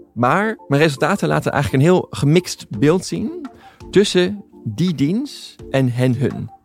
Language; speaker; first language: Dutch; native; Dutch